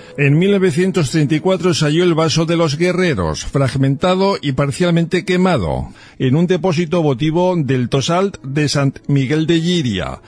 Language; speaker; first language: Spanish; native; Spanish